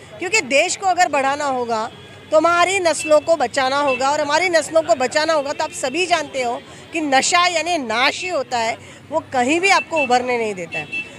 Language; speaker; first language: Hindi; non-native, local second language; Marathi